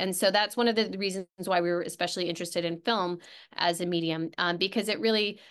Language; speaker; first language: English; native; English